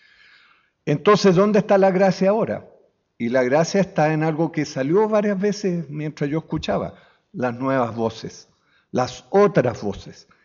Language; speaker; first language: Spanish; native; Spanish